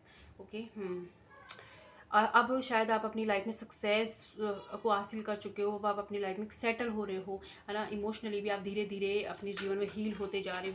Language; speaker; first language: Hindi; native; Hindi